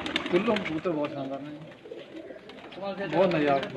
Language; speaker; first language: Hindi; non-native, local second language; Punjabi